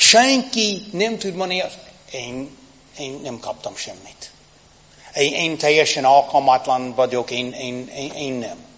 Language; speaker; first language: Hungarian; non-native, fluent; English